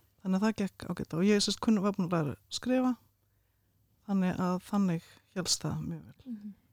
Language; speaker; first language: Icelandic; early bilingual, other home language; Russian